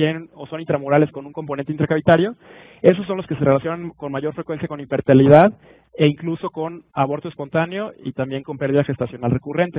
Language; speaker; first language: Spanish; native; Spanish